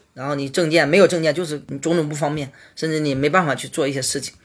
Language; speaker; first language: Chinese; native; Chinese